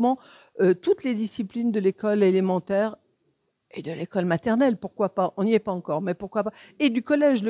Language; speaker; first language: French; native; French